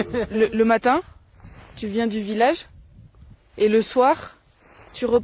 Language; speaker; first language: French; native; French